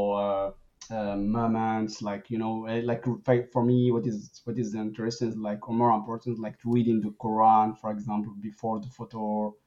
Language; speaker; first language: English; non-native, fluent; Arabic